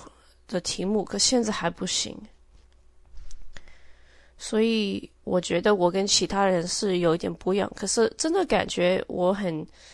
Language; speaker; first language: Chinese; early bilingual, heritage; Chinese